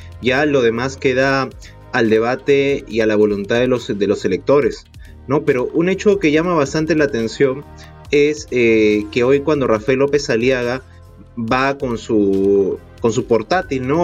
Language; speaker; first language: Spanish; native; Spanish